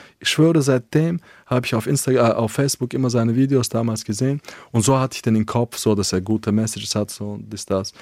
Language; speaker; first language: German; non-native, fluent; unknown